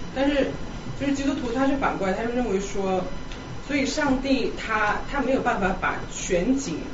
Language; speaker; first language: Chinese; native; Chinese